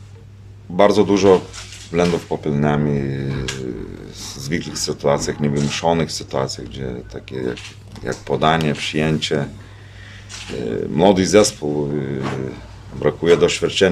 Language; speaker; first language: Polish; non-native, fluent; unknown